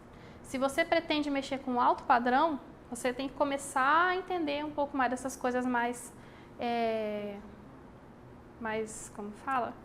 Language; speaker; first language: Portuguese; native; Portuguese